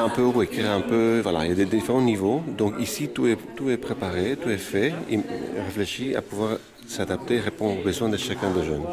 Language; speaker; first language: French; native; French